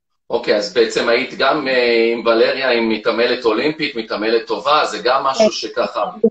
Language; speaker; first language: Hebrew; native; Hebrew